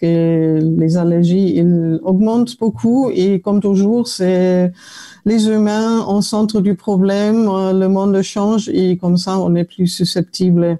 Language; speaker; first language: French; non-native, fluent; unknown